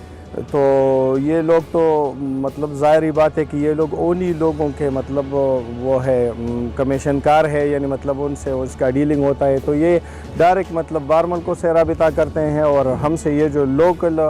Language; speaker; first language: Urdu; non-native, local second language; Pashto